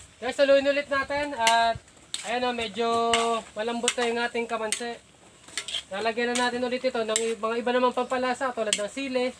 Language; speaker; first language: Filipino; native; Filipino